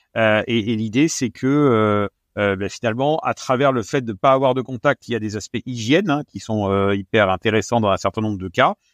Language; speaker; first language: French; native; French